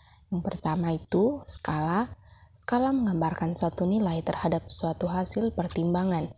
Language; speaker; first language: Indonesian; native; Indonesian